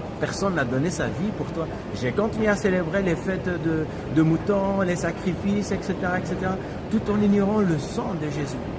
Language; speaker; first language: French; non-native, local second language; Kabyle